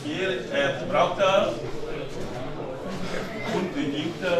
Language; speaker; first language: German; non-native, learner; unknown